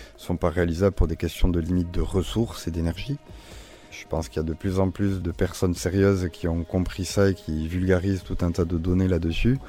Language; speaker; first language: French; native; French